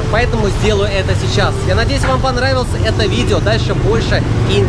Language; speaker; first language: Russian; native; Russian